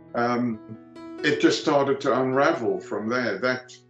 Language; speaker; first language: English; early bilingual, other home language; Greek